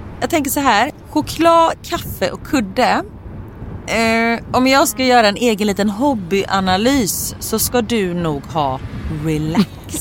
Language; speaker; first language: Swedish; native; Swedish